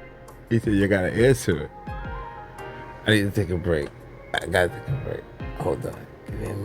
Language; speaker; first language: English; native; English